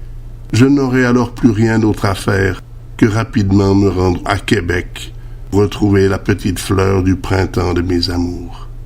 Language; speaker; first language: French; native; French